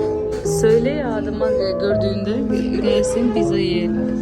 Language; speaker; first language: Turkish; non-native, fluent; Albanian